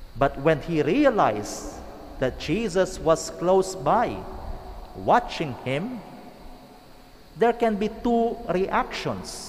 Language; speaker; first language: English; non-native, local second language; Pangasinan